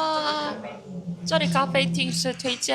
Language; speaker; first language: Chinese; non-native, learner; Korean